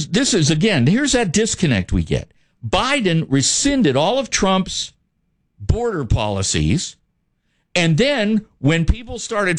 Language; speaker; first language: English; native; English